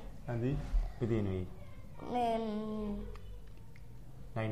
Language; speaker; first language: Welsh; non-native, local second language; Spanish